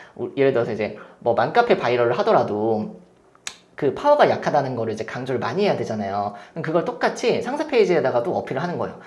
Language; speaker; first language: Korean; native; Korean